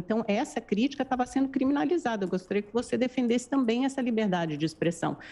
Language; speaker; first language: Portuguese; native; Portuguese